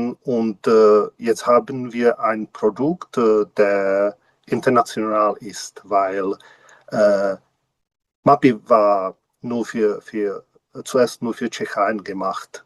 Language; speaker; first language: German; non-native, learner; Czech